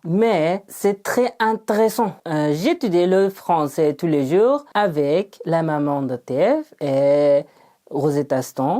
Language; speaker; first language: French; non-native, learner; Uzbek